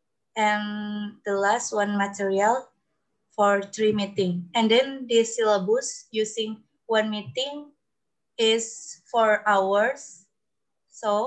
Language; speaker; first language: English; non-native, learner; Indonesian